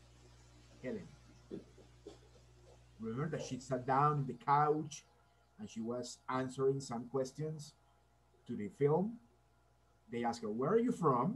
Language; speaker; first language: English; non-native, fluent; Spanish